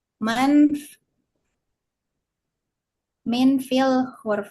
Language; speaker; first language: Arabic; non-native, learner; Indonesian